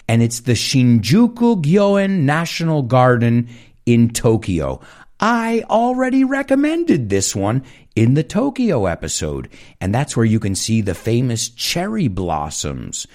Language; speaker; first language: English; early bilingual, other home language; Spanish